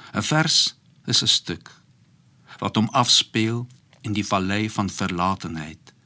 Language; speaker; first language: Dutch; non-native, fluent; Polish